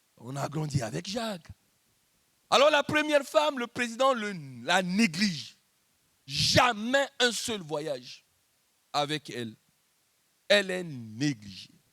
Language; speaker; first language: French; non-native, local second language; Lingala